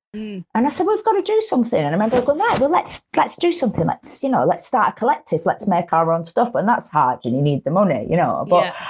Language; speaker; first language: English; native; English